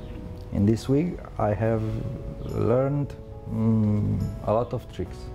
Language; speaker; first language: English; non-native, learner; Romanian